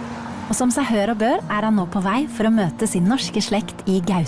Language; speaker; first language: Norwegian; native; Norwegian